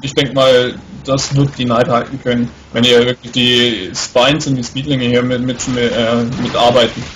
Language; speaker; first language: German; native; German